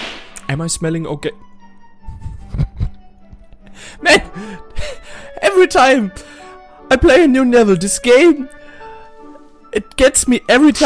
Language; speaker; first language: English; non-native, fluent; German